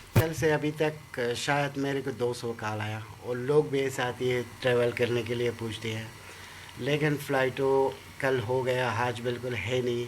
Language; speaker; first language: Hindi; non-native, learner; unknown